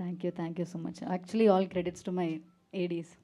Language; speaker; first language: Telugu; non-native, learner; Malayalam